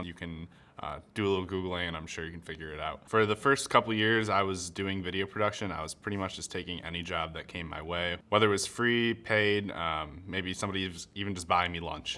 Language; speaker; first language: English; native; English